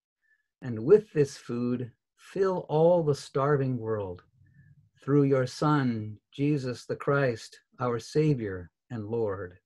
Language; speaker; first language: English; native; English